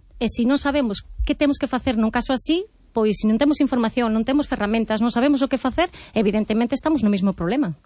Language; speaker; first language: Galician; native; Galician